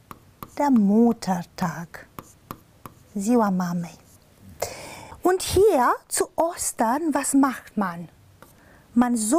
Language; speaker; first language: German; non-native, fluent; Romanian